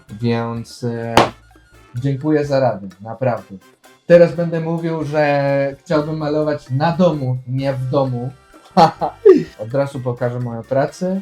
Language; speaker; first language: Polish; non-native, fluent; Spanish